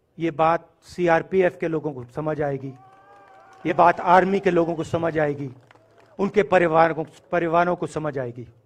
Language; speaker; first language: Hindi; native; Hindi